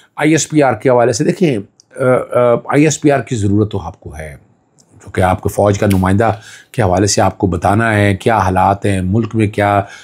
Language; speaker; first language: Urdu; non-native, local second language; Punjabi